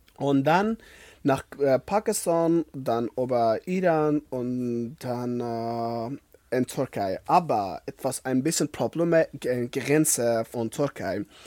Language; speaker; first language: German; non-native, learner; Persian